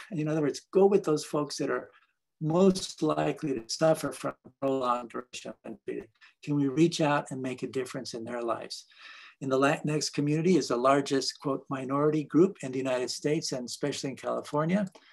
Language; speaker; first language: English; early bilingual, other home language; Spanish